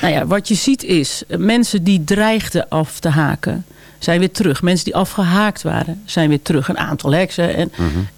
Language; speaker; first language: Dutch; native; Dutch